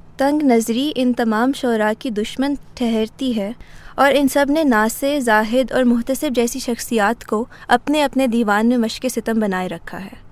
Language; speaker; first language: Urdu; native; Urdu